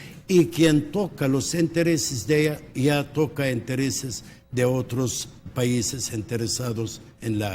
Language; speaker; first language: Spanish; non-native, local second language; Arabic